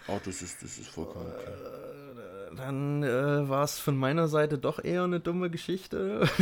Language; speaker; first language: German; native; German